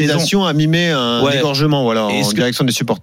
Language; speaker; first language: French; native; French